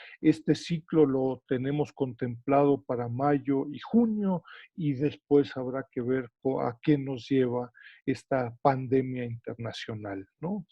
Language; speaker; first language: Spanish; native; Spanish